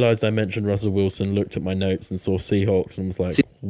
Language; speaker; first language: English; native; English